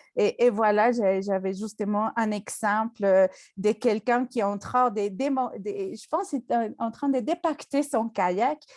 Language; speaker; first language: French; non-native, fluent; Spanish